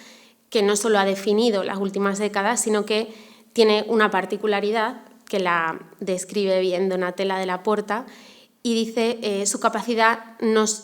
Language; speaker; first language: Spanish; native; Spanish